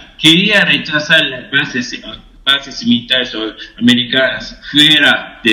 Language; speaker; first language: Spanish; non-native, fluent; Japanese